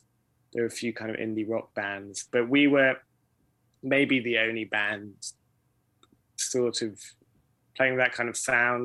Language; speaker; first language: English; native; English